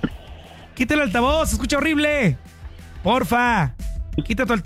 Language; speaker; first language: Spanish; native; Spanish